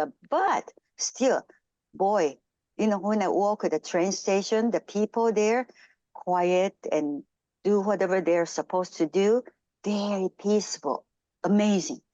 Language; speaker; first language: English; non-native, fluent; Japanese